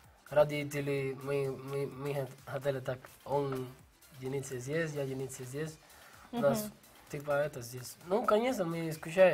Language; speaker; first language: Russian; non-native, learner; Spanish